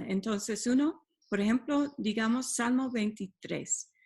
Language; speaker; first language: Spanish; non-native, fluent; English